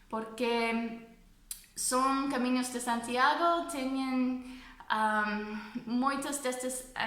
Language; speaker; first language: Portuguese; non-native, fluent; English